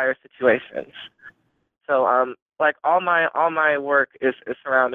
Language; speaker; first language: English; native; English